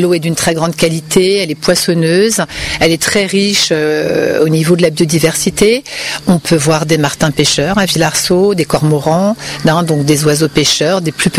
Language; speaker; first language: French; native; French